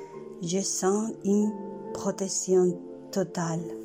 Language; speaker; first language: French; non-native, learner; Spanish